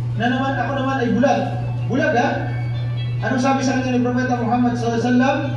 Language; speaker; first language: Filipino; non-native, local second language; Cebuano